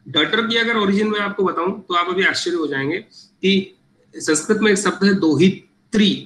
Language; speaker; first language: Hindi; native; Hindi